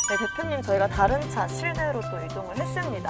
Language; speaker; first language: Korean; native; Korean